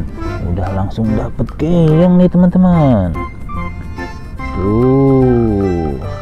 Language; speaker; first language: Indonesian; native; Indonesian